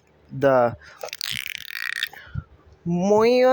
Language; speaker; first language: Russian; non-native, learner; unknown